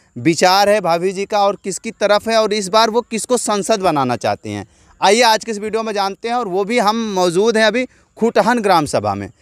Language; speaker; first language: Hindi; native; Hindi